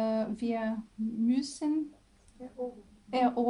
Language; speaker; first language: German; non-native, learner; Portuguese